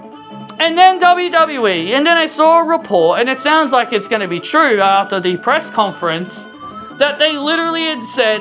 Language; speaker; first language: English; native; English